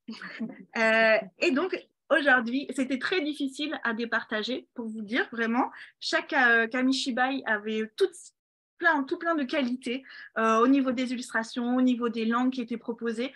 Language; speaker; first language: French; native; French